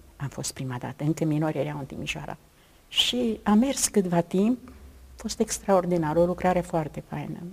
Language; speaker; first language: Romanian; native; Romanian